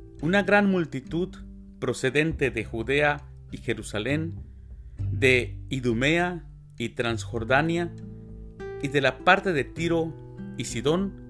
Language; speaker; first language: Spanish; native; Spanish